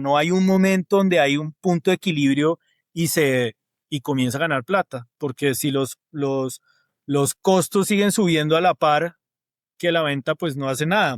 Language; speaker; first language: Spanish; native; Spanish